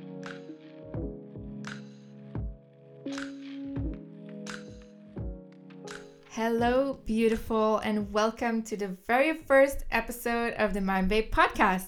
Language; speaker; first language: English; non-native, fluent; Dutch